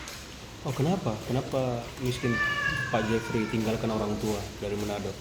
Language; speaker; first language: Indonesian; native; Indonesian